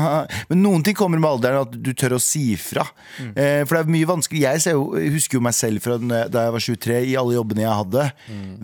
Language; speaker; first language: Norwegian; native; Norwegian